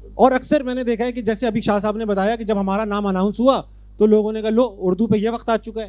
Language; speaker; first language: Urdu; native; Urdu